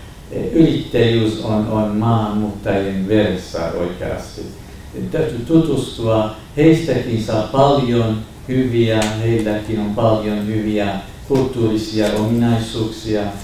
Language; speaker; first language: Finnish; non-native, fluent; Kurdish